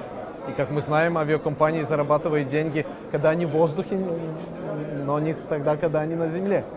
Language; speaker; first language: Russian; non-native, local second language; Latvian